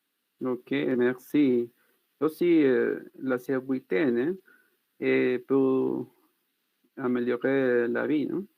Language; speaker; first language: French; non-native, learner; Spanish